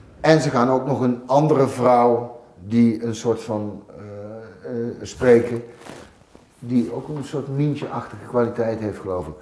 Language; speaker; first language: Dutch; native; Dutch